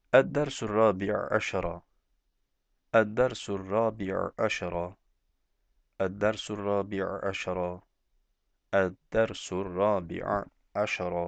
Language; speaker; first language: Arabic; non-native, fluent; Turkish